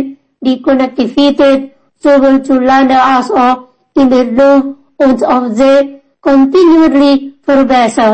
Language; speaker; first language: German; non-native, fluent; Indonesian